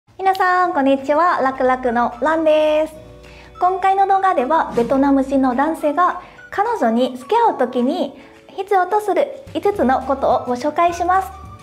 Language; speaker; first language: Japanese; non-native, fluent; Vietnamese